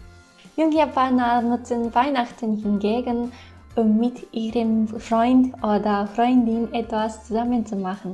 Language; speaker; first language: German; non-native, fluent; Japanese